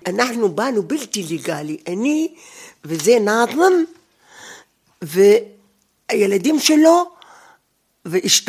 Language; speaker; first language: Hebrew; non-native, fluent; Arabic